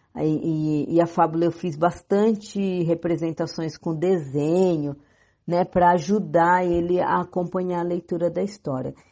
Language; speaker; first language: Portuguese; native; Portuguese